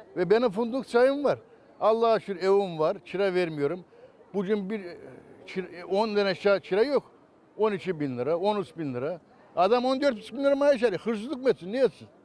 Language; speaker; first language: Turkish; native; Turkish